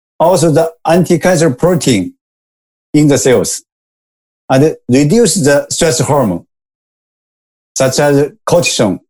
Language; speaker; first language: English; non-native, learner; Japanese